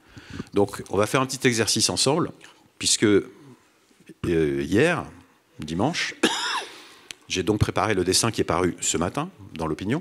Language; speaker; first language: French; native; French